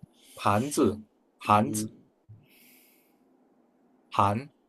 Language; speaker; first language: Chinese; non-native, fluent; Indonesian